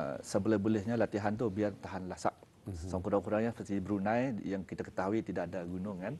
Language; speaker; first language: Malay; native; Malay